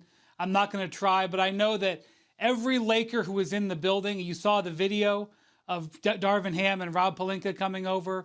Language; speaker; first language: English; native; English